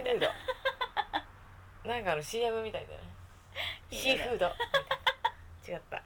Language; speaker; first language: Japanese; native; Japanese